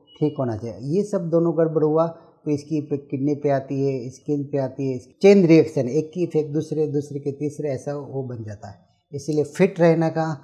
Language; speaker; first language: Hindi; non-native, local second language; Gujarati